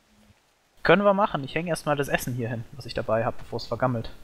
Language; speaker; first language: German; native; German